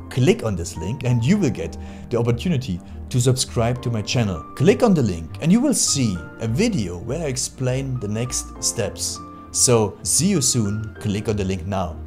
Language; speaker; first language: English; non-native, fluent; German